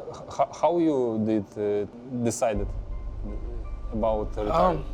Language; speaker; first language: English; non-native, learner; Russian